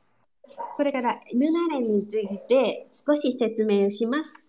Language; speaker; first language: Japanese; non-native, fluent; Chinese